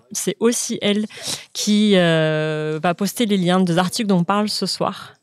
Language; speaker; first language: French; native; French